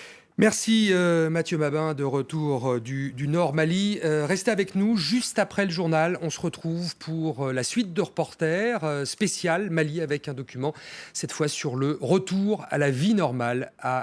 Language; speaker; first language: French; native; French